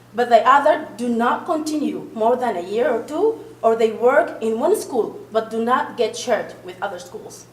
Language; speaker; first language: English; non-native, fluent; Arabic